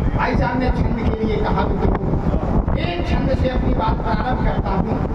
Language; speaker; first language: Hindi; native; Hindi